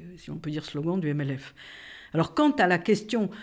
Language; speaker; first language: French; native; French